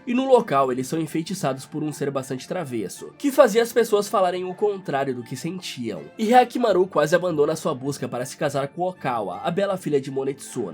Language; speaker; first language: Portuguese; native; Portuguese